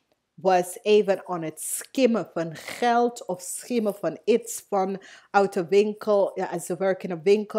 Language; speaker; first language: Dutch; non-native, learner; English